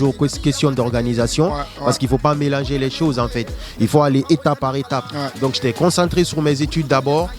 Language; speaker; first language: French; non-native, local second language; Fula